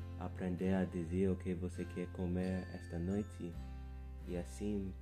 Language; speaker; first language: Portuguese; non-native, fluent; English